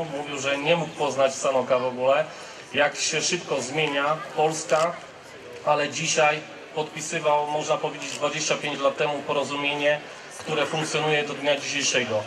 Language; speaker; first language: Polish; native; Polish